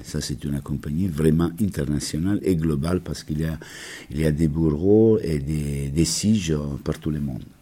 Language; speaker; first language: French; non-native, learner; Italian